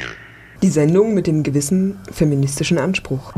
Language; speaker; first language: German; native; German